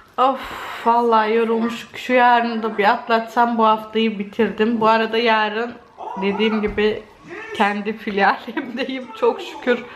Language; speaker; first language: Turkish; early bilingual, heritage; Turkish